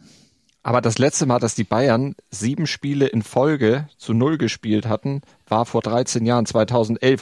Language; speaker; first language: German; native; German